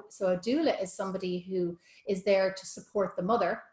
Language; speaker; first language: English; native; English